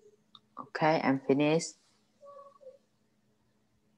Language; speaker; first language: English; non-native, learner; Vietnamese